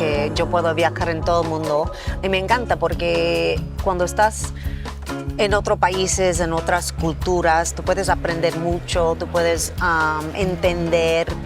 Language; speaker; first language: Spanish; non-native, fluent; English